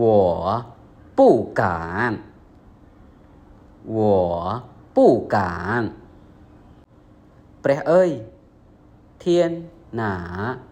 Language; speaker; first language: Chinese; non-native, learner; Khmer